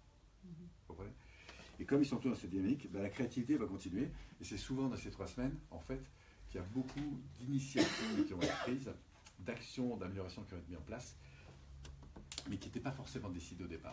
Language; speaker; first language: French; native; French